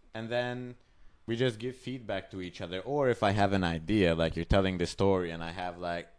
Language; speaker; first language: English; non-native, fluent; Hungarian